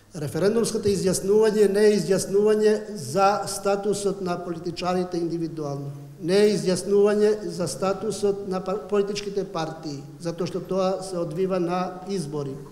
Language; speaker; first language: Macedonian; non-native, local second language; Albanian